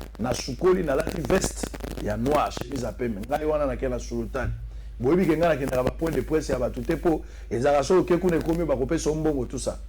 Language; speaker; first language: Lingala; native; Lingala